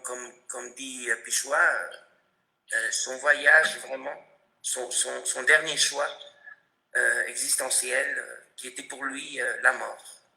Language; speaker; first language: French; non-native, fluent; Spanish